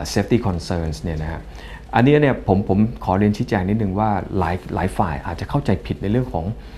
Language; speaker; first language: Thai; native; Thai